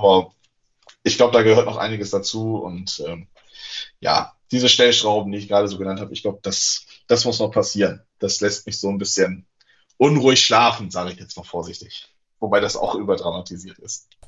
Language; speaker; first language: German; native; German